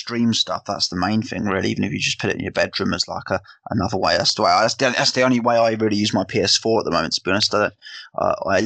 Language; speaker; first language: English; native; English